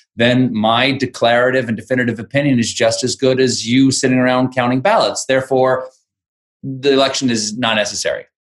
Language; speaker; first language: English; native; English